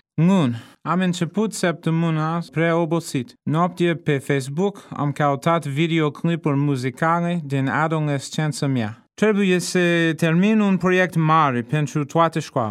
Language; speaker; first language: Romanian; non-native, fluent; English